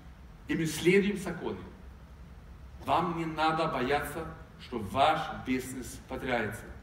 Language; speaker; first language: Russian; non-native, fluent; Swedish